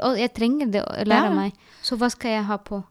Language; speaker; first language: Norwegian; non-native, learner; Arabic